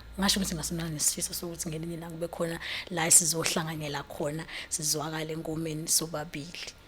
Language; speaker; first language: Zulu; native; Zulu